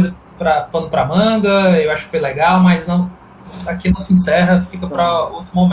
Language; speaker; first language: Portuguese; native; Portuguese